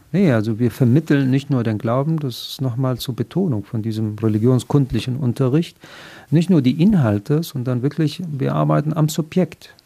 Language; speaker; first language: German; non-native, fluent; Arabic